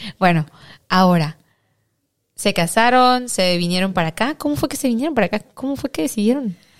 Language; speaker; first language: Spanish; native; Spanish